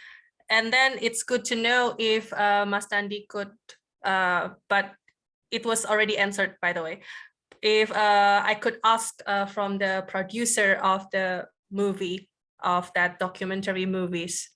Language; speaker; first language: English; non-native, fluent; Indonesian